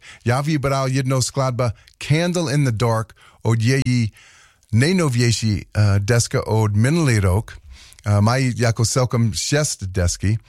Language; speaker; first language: Czech; non-native, learner; English